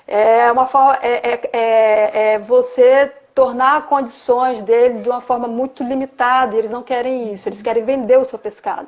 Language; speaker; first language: Portuguese; native; Portuguese